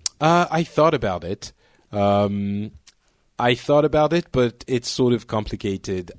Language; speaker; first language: English; non-native, fluent; French